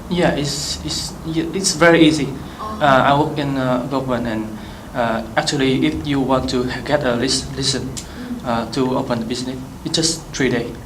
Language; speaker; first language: English; non-native, learner; Vietnamese